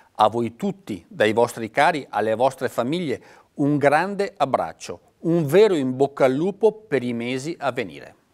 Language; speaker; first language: Italian; native; Italian